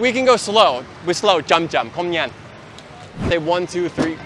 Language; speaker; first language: English; native; English